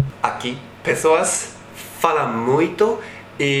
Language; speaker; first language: Portuguese; non-native, learner; Japanese